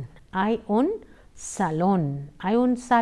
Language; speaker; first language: Spanish; non-native, fluent; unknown